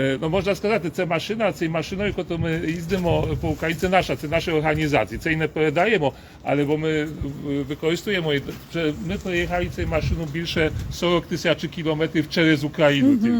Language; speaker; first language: Ukrainian; non-native, learner; Polish